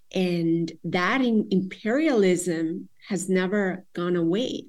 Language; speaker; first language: English; non-native, fluent; Serbian